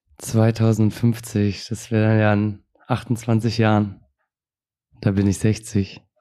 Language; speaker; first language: German; native; German